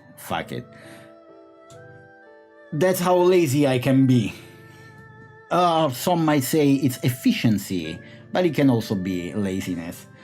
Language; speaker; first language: English; non-native, fluent; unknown